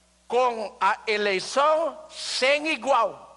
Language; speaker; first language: Portuguese; non-native, learner; Filipino